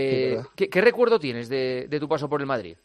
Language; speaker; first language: Spanish; native; Spanish